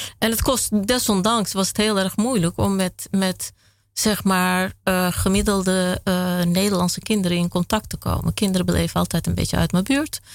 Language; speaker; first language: Dutch; early bilingual, other home language; Kurdish